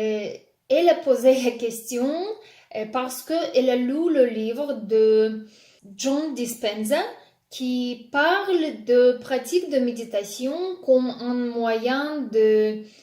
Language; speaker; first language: French; non-native, fluent; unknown